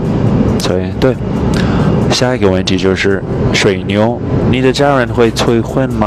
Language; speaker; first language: Chinese; non-native, fluent; English